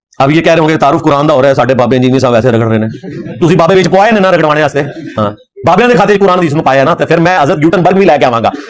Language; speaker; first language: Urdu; non-native, local second language; Punjabi